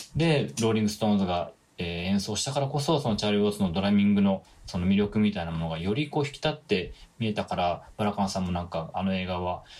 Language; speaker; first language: Japanese; native; Japanese